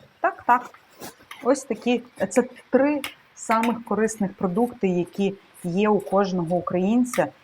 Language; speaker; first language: Ukrainian; non-native, local second language; Russian